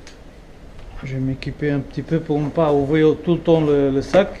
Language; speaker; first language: French; non-native, fluent; Portuguese